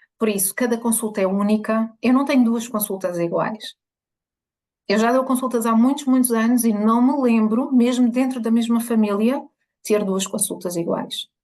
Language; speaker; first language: Portuguese; early bilingual, other home language; Spanish